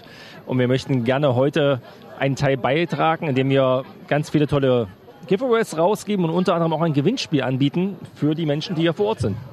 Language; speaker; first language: German; native; German